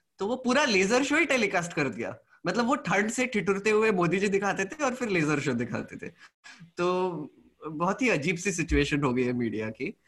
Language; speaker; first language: Hindi; non-native, local second language; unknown